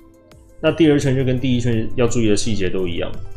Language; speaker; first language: Chinese; native; Chinese